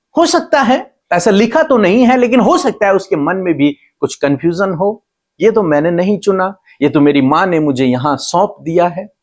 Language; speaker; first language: Hindi; native; Hindi